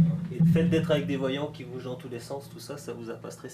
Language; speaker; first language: French; native; French